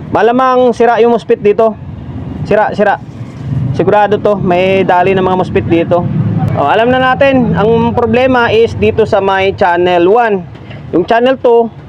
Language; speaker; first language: Filipino; native; Filipino